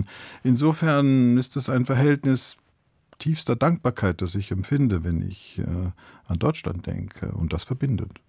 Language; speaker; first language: German; early bilingual, other home language; Italian